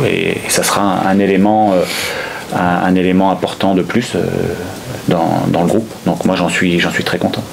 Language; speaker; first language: French; native; French